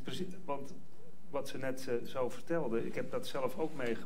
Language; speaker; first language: Dutch; native; Dutch